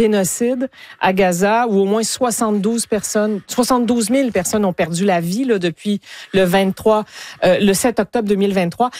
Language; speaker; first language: French; native; French